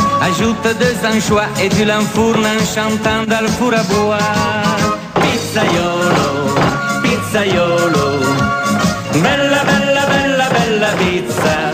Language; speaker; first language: French; native; French